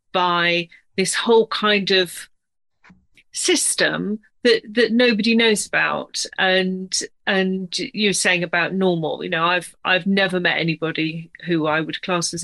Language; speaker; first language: English; native; English